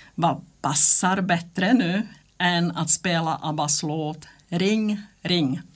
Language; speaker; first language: Swedish; non-native, fluent; Czech